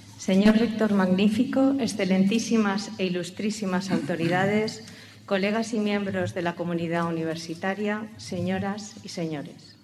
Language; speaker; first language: Spanish; native; Spanish